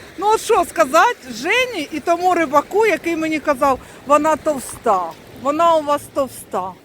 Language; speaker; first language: Ukrainian; native; Ukrainian